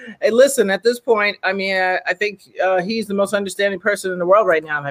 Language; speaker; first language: English; native; English